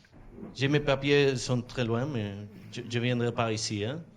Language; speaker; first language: French; non-native, fluent; Catalan